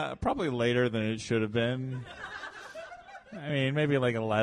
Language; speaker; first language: English; native; English